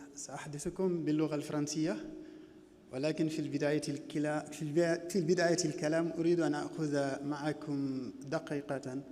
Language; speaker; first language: Arabic; non-native, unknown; Wolof